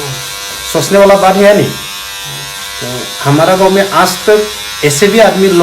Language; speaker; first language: Hindi; non-native, local second language; Bodo